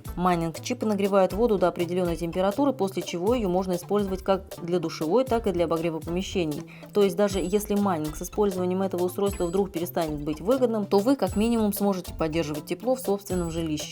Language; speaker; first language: Russian; native; Russian